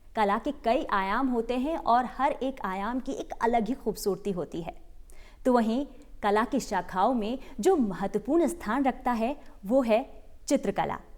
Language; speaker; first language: Hindi; native; Hindi